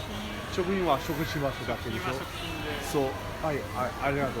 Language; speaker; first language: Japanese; non-native, learner; English